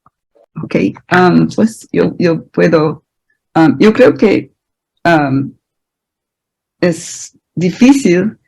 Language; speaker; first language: Spanish; non-native, fluent; English